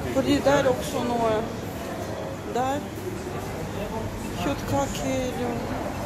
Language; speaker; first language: Norwegian; non-native, fluent; Russian